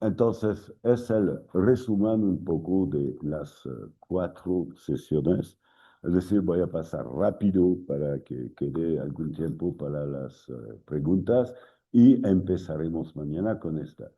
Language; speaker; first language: Spanish; non-native, fluent; French